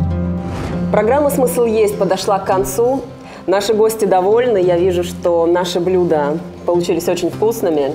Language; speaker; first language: Russian; native; Russian